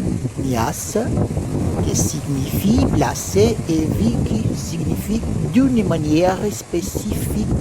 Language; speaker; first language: French; non-native, learner; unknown